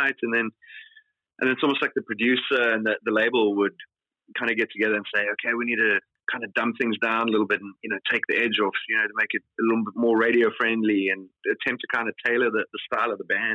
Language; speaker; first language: English; native; English